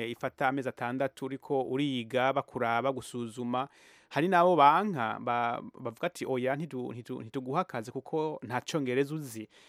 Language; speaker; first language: Rundi; early bilingual, heritage; Rundi